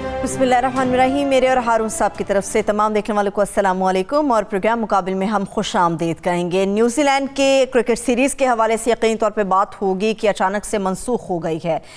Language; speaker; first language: Urdu; native; Urdu